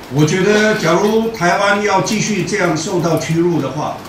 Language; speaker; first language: Chinese; native; Chinese